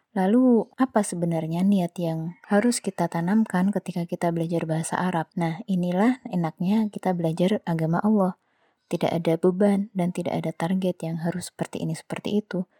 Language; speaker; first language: Indonesian; non-native, local second language; Javanese